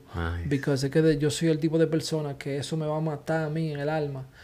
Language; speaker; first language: Spanish; early bilingual, heritage; Spanish